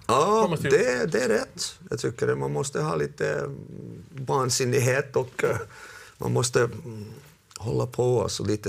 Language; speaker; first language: Swedish; non-native, local second language; Finnish